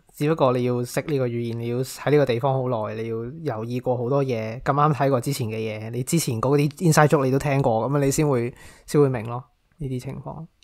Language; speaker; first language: Cantonese; native; Cantonese